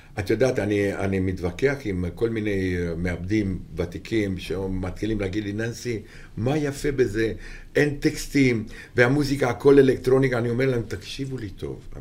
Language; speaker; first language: Hebrew; non-native, fluent; Romanian